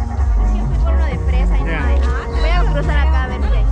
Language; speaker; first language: Spanish; native; Spanish